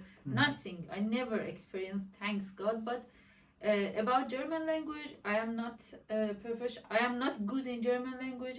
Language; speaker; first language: English; non-native, learner; Persian